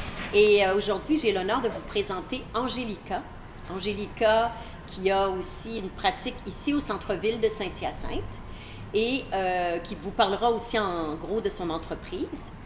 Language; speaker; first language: French; native; French